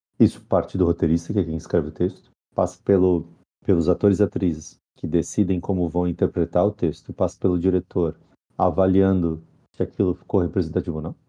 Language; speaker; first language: Portuguese; native; Portuguese